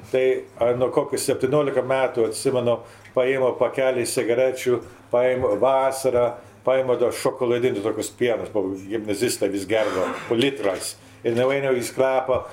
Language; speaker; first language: Lithuanian; early bilingual, heritage; Lithuanian